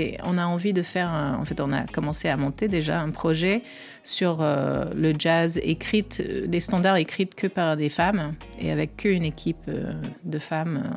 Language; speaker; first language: French; non-native, fluent; English